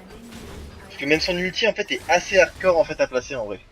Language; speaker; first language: French; native; French